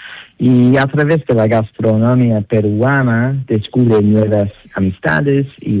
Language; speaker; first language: Spanish; non-native, learner; Italian